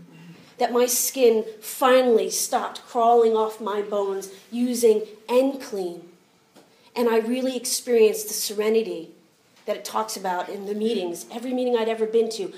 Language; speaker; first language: English; native; English